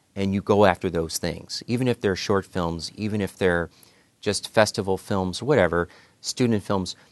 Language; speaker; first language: English; native; English